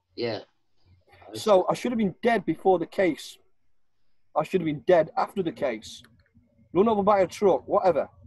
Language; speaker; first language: English; native; English